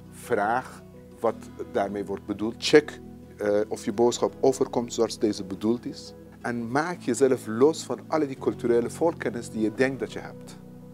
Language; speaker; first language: Dutch; non-native, fluent; Persian